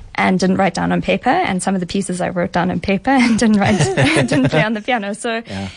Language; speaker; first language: English; native; English